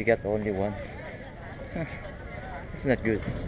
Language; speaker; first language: English; non-native, local second language; Filipino